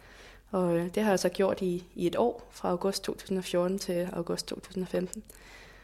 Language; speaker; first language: Danish; native; Danish